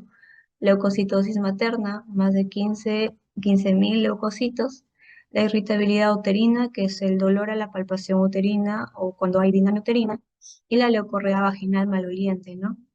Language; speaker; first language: Spanish; native; Spanish